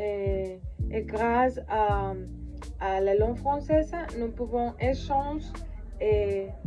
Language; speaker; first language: French; non-native, learner; Spanish